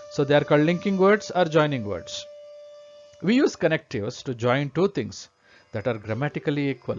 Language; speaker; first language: English; non-native, local second language; Kannada